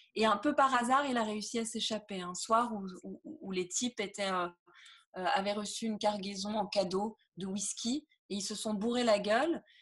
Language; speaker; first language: French; native; French